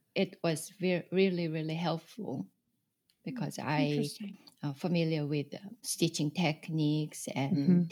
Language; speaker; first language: English; non-native, fluent; Korean